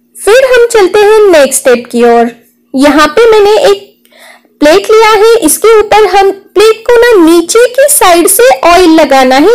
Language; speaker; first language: Hindi; non-native, local second language; Marathi